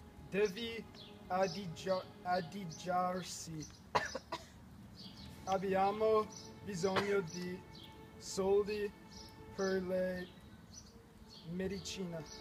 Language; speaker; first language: Italian; non-native, learner; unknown